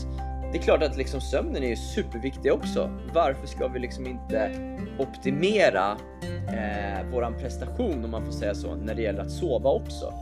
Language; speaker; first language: Swedish; native; Swedish